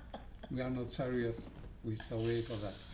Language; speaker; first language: English; non-native, learner; French